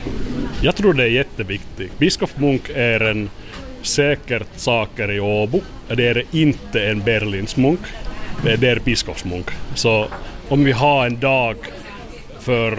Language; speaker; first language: Swedish; non-native, local second language; Finnish